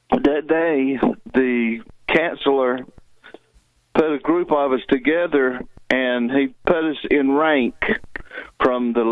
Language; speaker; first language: English; native; English